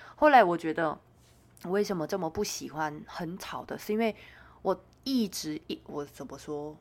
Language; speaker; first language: Chinese; non-native, fluent; Korean